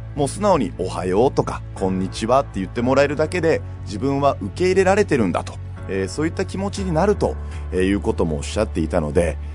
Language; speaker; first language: Japanese; native; Japanese